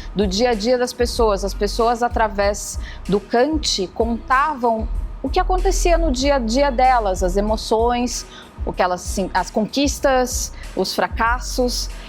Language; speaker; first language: Portuguese; native; Portuguese